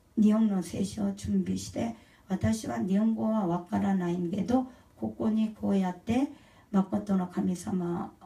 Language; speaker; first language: Japanese; non-native, learner; Korean